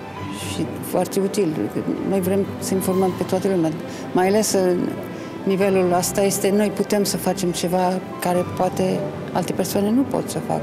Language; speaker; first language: Romanian; non-native, fluent; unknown